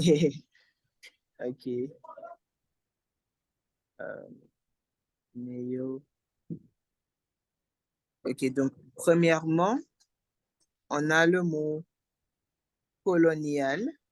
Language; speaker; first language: French; non-native, fluent; English